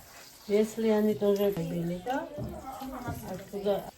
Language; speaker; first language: Russian; non-native, learner; Georgian